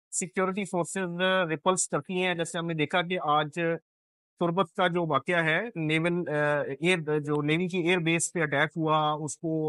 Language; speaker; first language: Urdu; non-native, local second language; Punjabi